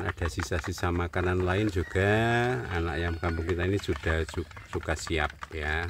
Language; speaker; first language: Indonesian; native; Indonesian